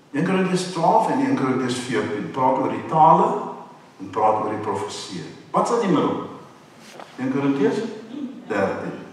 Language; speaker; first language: Afrikaans; non-native, local second language; English